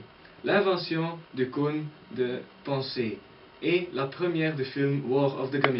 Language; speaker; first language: French; non-native, learner; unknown